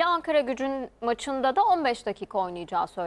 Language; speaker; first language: Turkish; native; Turkish